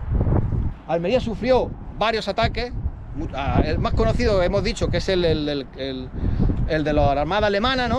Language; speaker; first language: Spanish; native; Spanish